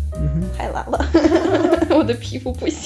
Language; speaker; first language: Chinese; non-native, fluent; Ukrainian